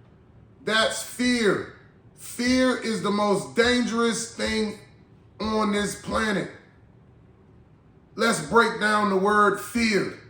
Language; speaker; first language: English; native; English